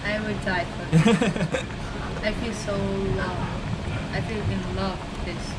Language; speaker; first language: English; non-native, learner; Arabic